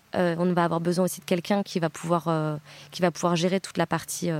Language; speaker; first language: French; native; French